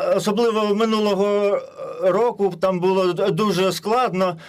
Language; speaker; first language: Ukrainian; non-native, learner; German